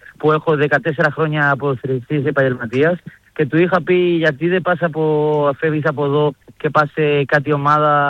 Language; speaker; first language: Greek; non-native, learner; Spanish